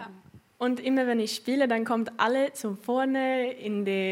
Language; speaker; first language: German; non-native, fluent; Swedish